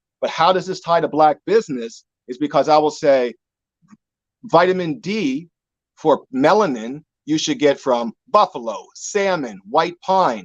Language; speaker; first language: English; native; English